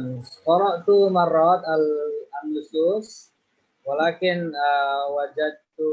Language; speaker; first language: Arabic; non-native, learner; Indonesian